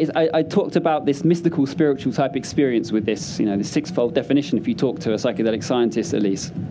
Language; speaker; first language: English; native; English